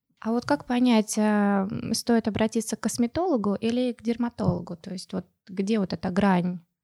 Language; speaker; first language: Russian; native; Russian